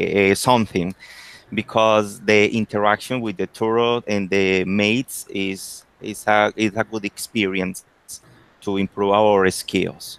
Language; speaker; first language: English; non-native, learner; Spanish